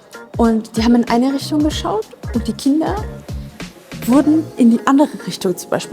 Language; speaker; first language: German; native; German